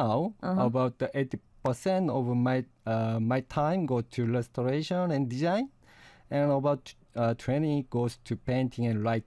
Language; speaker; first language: English; non-native, fluent; Korean